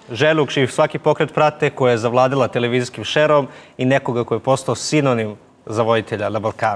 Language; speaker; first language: Serbian; native; Serbian